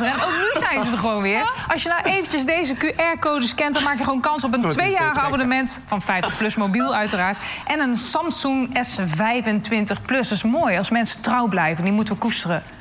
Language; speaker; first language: Dutch; native; Dutch